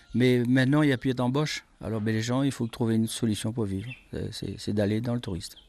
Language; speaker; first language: French; non-native, local second language; Réunion Creole French